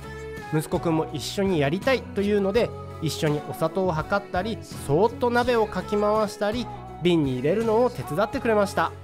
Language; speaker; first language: Japanese; native; Japanese